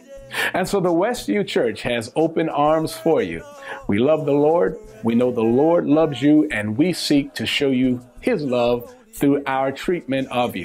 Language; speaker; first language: English; native; English